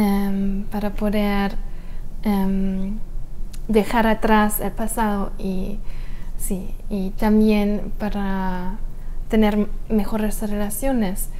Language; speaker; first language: Spanish; non-native, fluent; German